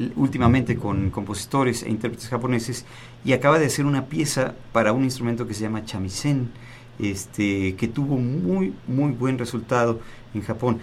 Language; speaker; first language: Spanish; native; Spanish